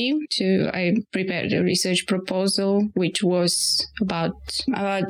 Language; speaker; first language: English; non-native, fluent; Bulgarian